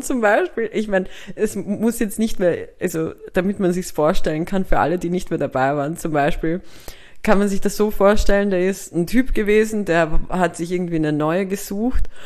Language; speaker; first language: German; native; German